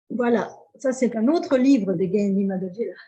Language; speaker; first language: French; native; French